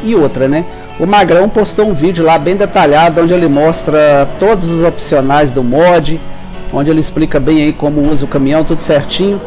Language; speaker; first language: Portuguese; native; Portuguese